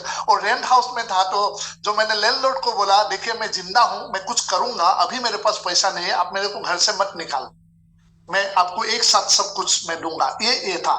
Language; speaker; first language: Hindi; non-native, local second language; Assamese